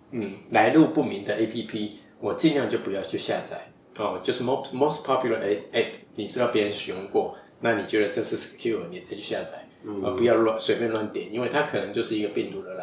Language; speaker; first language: Chinese; native; Chinese